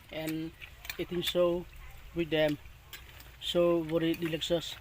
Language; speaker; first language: English; non-native, learner; Khmer